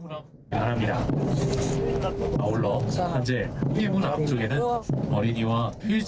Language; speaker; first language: Korean; native; Korean